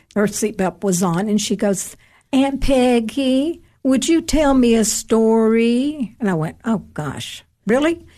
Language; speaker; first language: English; native; English